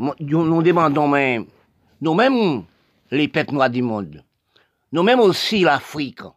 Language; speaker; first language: French; non-native, local second language; Haitian Creole